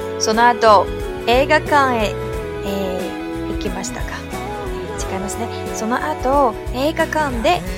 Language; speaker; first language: Japanese; non-native, fluent; Chinese